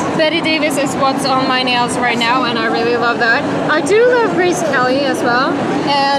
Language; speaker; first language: English; non-native, fluent; Swedish